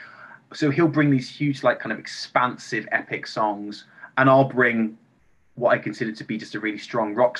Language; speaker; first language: English; native; English